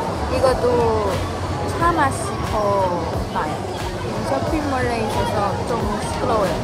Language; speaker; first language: Korean; non-native, learner; Chinese